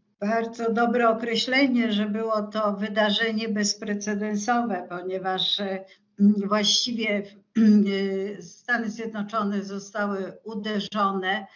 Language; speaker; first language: Polish; native; Polish